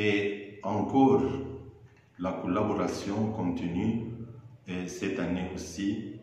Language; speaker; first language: French; non-native, fluent; Arabic